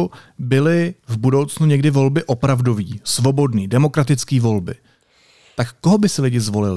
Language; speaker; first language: Czech; native; Czech